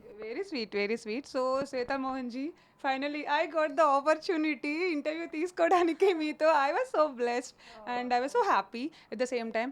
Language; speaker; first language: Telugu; native; Telugu